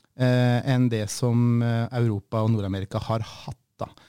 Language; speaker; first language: Norwegian; native; Norwegian